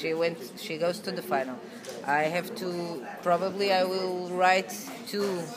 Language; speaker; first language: English; non-native, learner; Portuguese